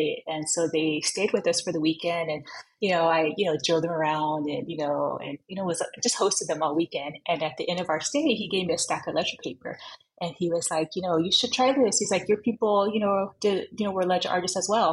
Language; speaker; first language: English; native; English